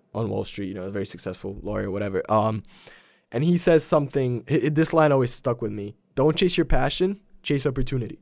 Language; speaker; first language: English; early bilingual, other home language; Polish